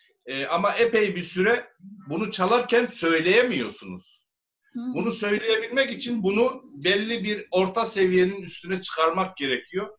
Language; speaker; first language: Turkish; native; Turkish